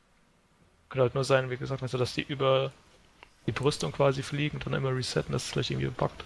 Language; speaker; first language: German; native; German